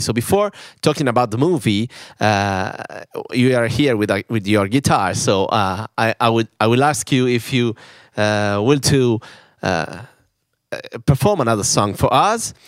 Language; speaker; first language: English; non-native, fluent; Italian